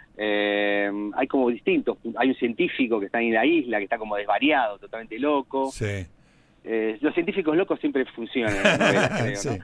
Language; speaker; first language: Spanish; native; Spanish